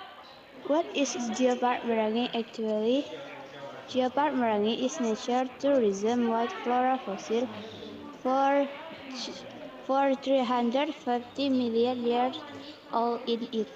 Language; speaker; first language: English; non-native, learner; Indonesian